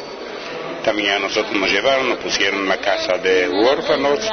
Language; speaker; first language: Spanish; non-native, fluent; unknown